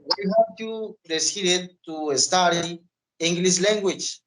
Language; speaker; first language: English; non-native, learner; Spanish